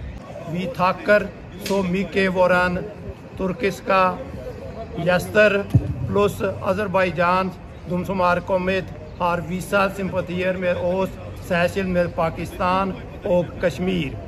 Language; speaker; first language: Swedish; non-native, fluent; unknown